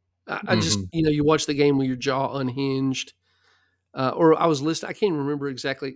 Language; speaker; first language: English; native; English